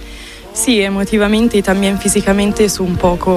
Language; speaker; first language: Spanish; non-native, fluent; Italian